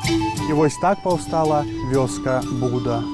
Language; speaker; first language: Belarusian; native; Belarusian